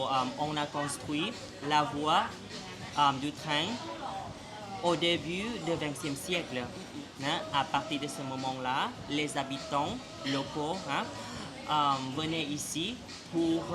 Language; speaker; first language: French; non-native, fluent; Thai